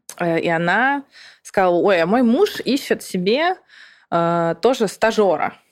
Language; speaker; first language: Russian; early bilingual, other home language; Serbian